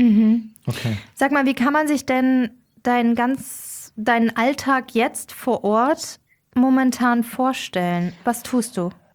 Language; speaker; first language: German; native; German